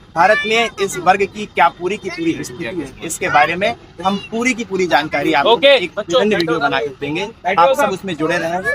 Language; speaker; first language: Hindi; native; Hindi